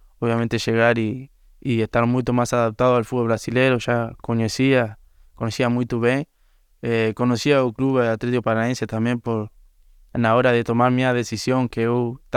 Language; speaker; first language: Portuguese; non-native, learner; Spanish